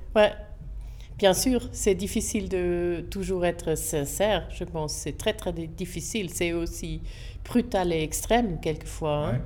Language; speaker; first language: French; non-native, local second language; German